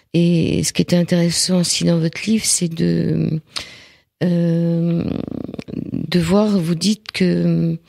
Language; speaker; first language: French; native; French